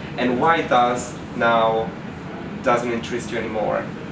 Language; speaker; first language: English; non-native, fluent; Italian